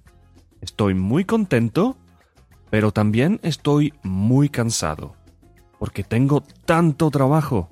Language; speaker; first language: Spanish; non-native, fluent; English